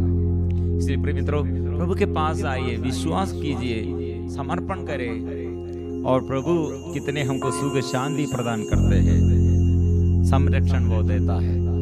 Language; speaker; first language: Hindi; non-native, local second language; Malayalam